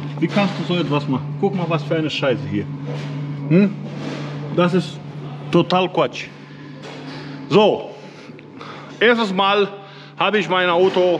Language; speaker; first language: German; non-native, learner; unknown